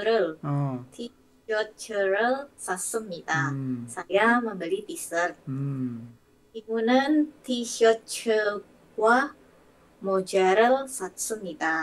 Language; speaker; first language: Korean; non-native, learner; Indonesian